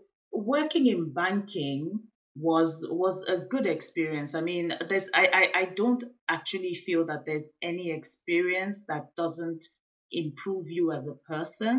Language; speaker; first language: English; non-native, local second language; Igbo